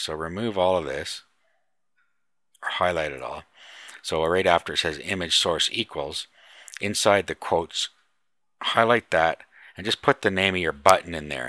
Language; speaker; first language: English; native; English